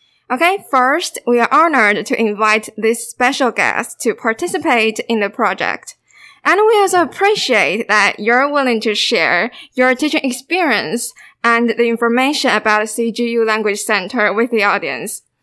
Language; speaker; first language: English; non-native, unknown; Chinese